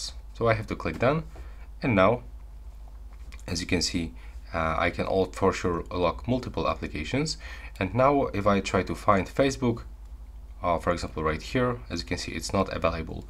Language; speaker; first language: English; non-native, fluent; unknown